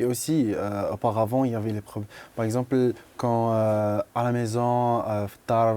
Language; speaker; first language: French; non-native, local second language; Arabic